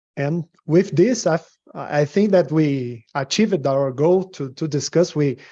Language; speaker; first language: English; non-native, fluent; Portuguese